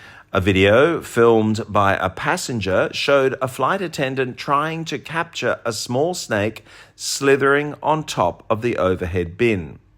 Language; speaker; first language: English; native; English